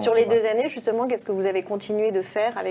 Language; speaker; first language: French; native; French